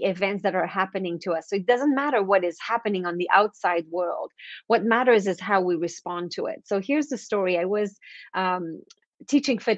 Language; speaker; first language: English; non-native, fluent; French